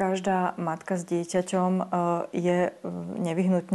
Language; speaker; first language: Slovak; native; Slovak